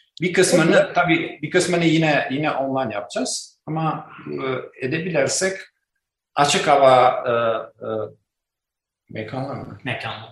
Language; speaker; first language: Turkish; non-native, learner; Albanian